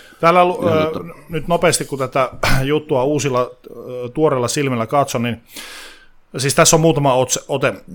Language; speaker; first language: Finnish; native; Finnish